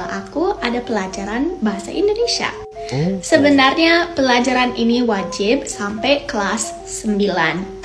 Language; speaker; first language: Indonesian; non-native, fluent; English